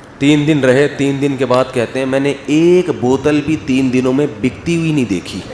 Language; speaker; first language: Urdu; native; Urdu